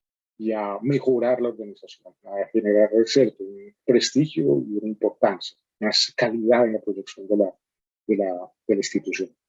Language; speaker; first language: Spanish; native; Spanish